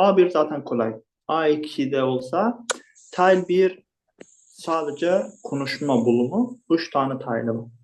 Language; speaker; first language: Turkish; non-native, fluent; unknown